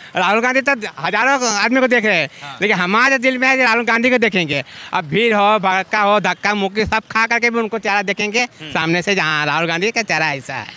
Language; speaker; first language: Hindi; non-native, local second language; Punjabi